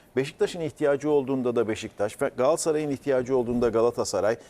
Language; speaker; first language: Turkish; native; Turkish